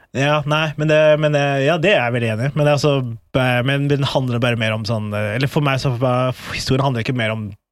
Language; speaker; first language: Norwegian; early bilingual, other home language; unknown